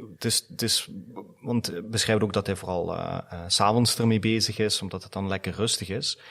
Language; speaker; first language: Dutch; native; Dutch